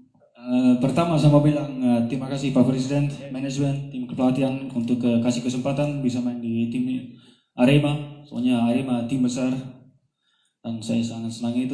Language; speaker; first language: Indonesian; non-native, fluent; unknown